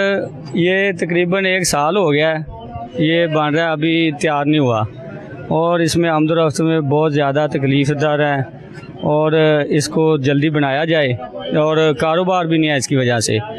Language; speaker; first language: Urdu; non-native, local second language; Punjabi